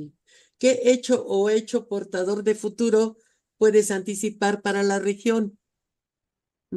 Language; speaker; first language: Spanish; native; Spanish